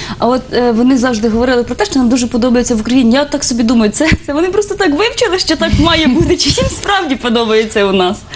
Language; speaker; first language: Ukrainian; native; Ukrainian